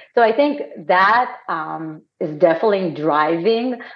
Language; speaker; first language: English; non-native, fluent; Hebrew